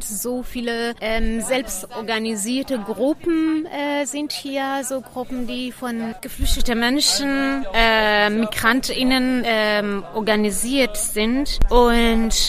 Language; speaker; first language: German; non-native, fluent; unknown